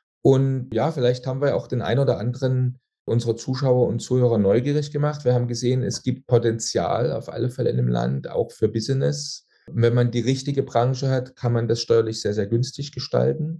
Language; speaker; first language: German; native; German